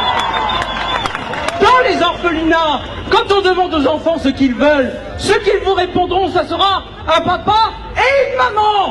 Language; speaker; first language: French; native; French